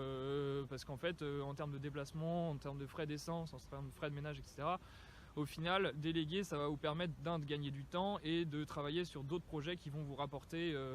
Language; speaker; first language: French; native; French